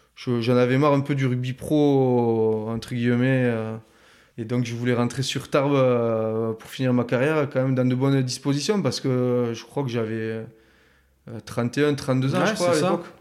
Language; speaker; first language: French; native; French